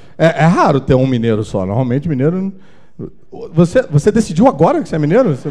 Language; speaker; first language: Portuguese; native; Portuguese